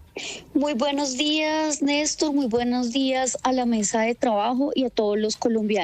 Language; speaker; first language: Spanish; native; Spanish